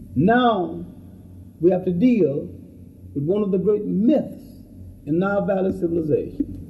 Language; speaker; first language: English; native; English